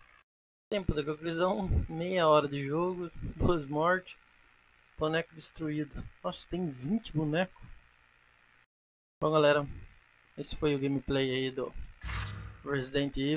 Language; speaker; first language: Portuguese; native; Portuguese